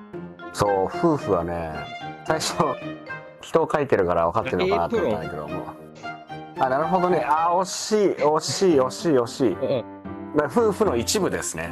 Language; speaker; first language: Japanese; native; Japanese